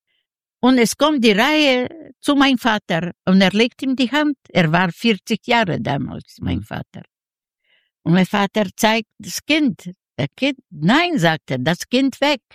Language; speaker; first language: German; non-native, learner; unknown